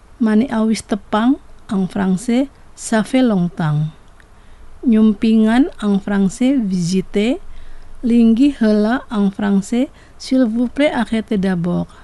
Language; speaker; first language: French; non-native, fluent; Indonesian